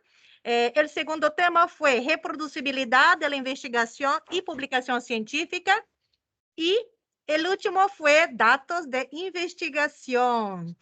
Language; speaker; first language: Spanish; non-native, fluent; Portuguese